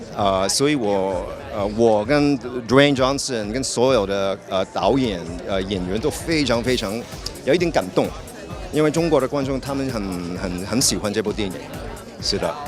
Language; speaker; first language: Chinese; early bilingual, heritage; Chinese